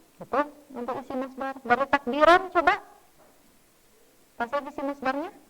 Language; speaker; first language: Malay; non-native, local second language; Sundanese